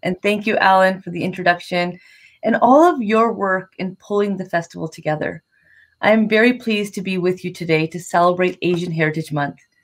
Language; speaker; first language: English; native; English